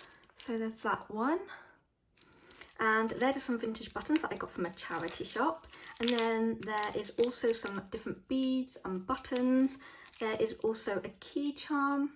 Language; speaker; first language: English; native; English